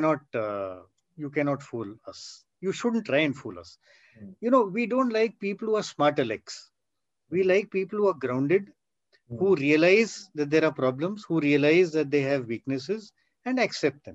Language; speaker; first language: English; non-native, local second language; Hindi